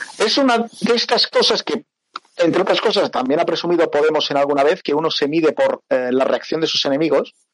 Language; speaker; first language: Spanish; early bilingual, other home language; Portuguese